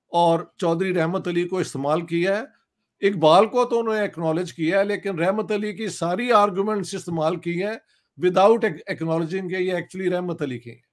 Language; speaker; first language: Urdu; non-native, local second language; Punjabi